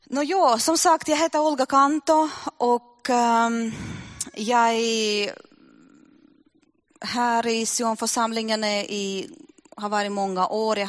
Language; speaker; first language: Swedish; non-native, fluent; Russian